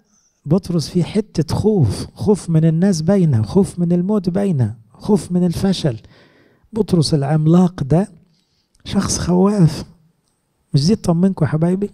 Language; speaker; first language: Arabic; native; Arabic